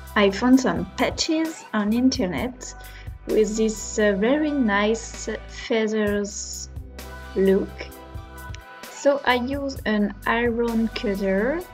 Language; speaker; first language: English; non-native, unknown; French